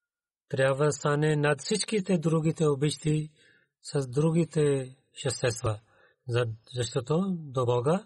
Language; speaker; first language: Bulgarian; non-native, learner; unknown